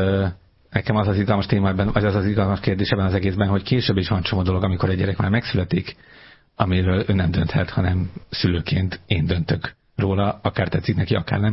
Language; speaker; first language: Hungarian; native; Hungarian